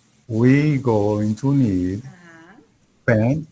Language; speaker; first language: English; non-native, learner; Spanish